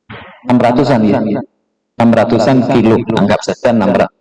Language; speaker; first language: Indonesian; non-native, local second language; Javanese